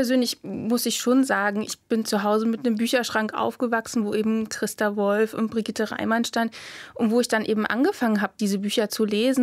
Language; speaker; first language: German; native; German